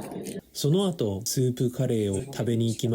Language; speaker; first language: Japanese; non-native, learner; Korean